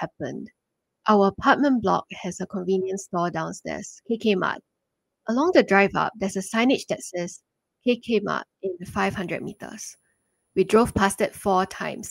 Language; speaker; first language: English; early bilingual, other home language; Chinese